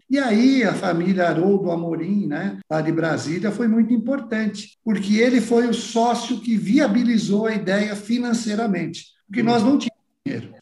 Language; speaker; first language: Portuguese; early bilingual, other home language; Italian